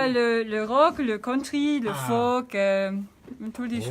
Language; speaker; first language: French; non-native, fluent; English